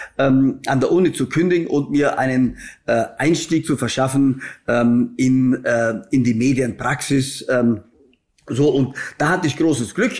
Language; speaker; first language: German; native; German